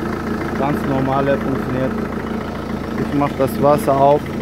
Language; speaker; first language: German; non-native, learner; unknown